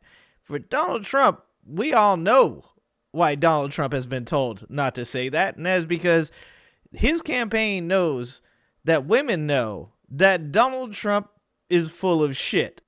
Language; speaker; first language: English; native; English